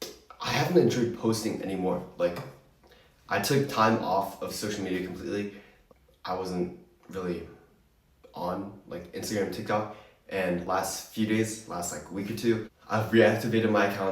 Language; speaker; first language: English; native; English